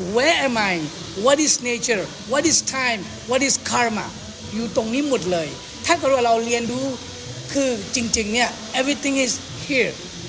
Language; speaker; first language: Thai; early bilingual, other home language; Hindi